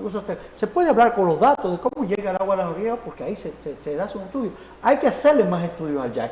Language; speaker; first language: Spanish; native; Spanish